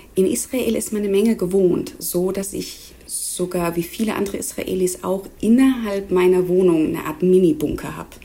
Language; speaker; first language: German; native; German